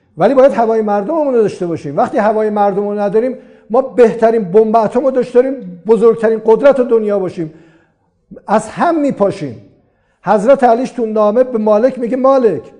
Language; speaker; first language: Persian; non-native, local second language; Azerbaijani